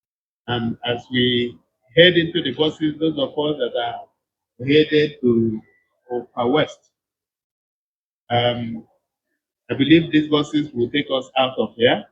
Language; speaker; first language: English; non-native, local second language; Igbo